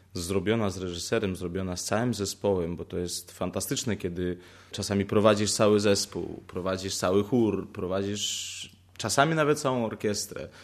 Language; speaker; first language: Polish; early bilingual, other home language; Ukrainian